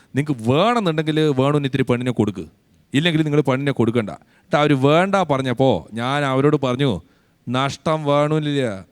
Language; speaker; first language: Malayalam; native; Malayalam